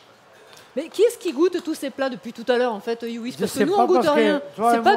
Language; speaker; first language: French; native; French